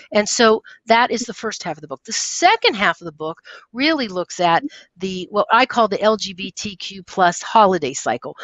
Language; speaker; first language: English; native; English